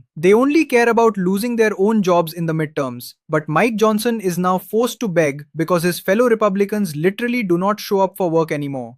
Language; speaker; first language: English; native; English